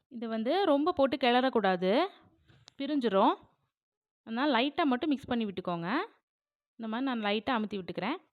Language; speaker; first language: Tamil; native; Tamil